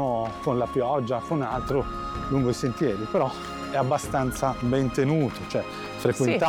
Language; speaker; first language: Italian; native; Italian